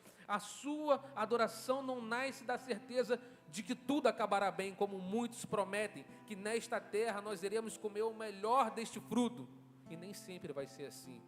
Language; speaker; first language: Portuguese; native; Portuguese